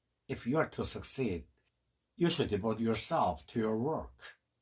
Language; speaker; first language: English; non-native, fluent; Korean